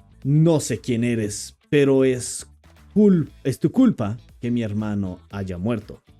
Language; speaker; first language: Spanish; non-native, fluent; English